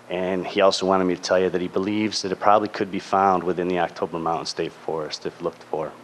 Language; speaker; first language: English; native; English